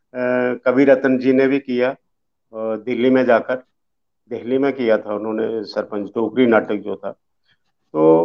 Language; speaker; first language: Hindi; early bilingual, other home language; Dogri